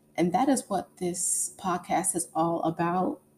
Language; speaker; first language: English; native; English